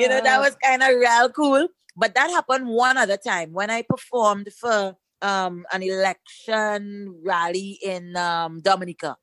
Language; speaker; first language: English; native; English